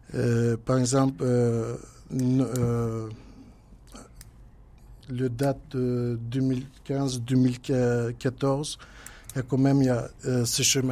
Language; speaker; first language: French; non-native, learner; Kurdish